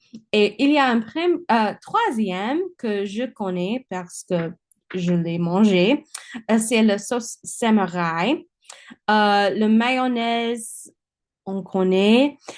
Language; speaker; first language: French; non-native, learner; English